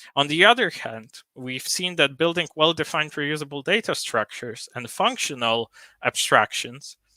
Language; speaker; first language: English; non-native, fluent; Polish